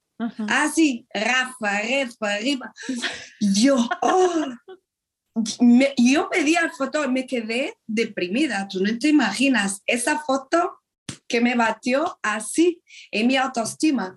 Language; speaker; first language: Spanish; non-native, fluent; Portuguese